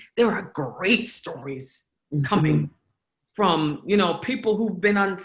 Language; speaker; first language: English; native; English